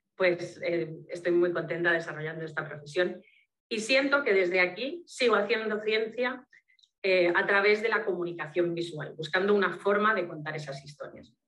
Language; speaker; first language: Spanish; native; Spanish